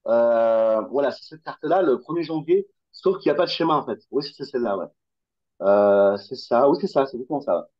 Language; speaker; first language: French; native; French